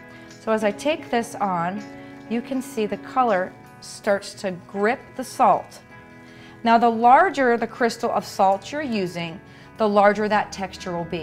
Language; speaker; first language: English; native; English